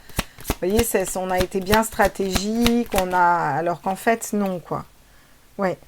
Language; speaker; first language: French; native; French